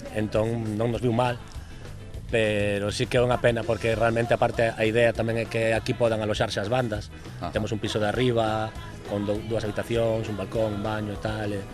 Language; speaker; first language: Galician; native; Galician